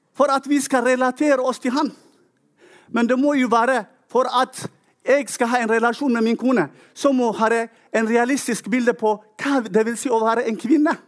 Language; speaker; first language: Norwegian; non-native, fluent; Tigrinya